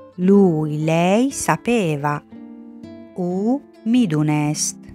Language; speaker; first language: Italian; non-native, fluent; Persian